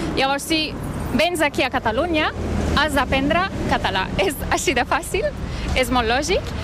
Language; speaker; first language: Catalan; non-native, fluent; Turkish